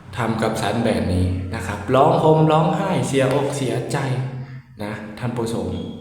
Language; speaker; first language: Thai; native; Thai